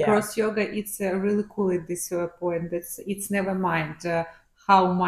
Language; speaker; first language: English; non-native, learner; Ukrainian